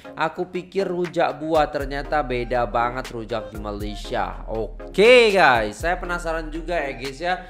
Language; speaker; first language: Indonesian; native; Indonesian